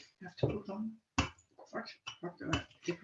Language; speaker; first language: English; non-native, learner; Dutch